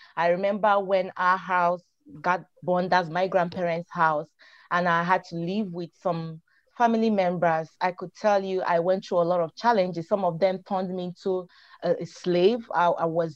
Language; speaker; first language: English; non-native, local second language; Igbo